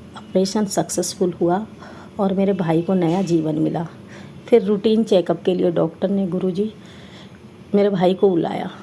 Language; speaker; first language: Hindi; native; Hindi